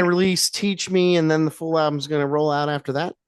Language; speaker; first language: English; native; English